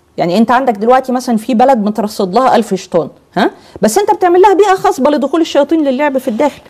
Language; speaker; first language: Arabic; native; Arabic